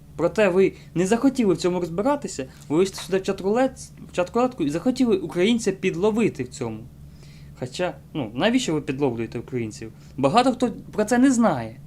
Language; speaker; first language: Ukrainian; non-native, local second language; Russian